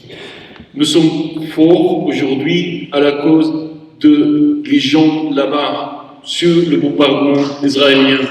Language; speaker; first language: French; non-native, learner; Arabic